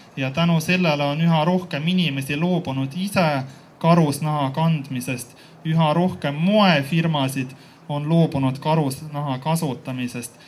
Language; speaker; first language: Estonian; native; Estonian